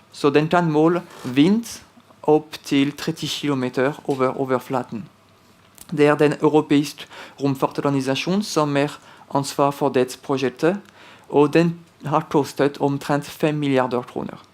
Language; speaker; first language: Norwegian; non-native, fluent; French